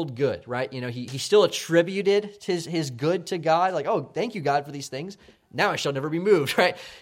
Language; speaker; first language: English; native; English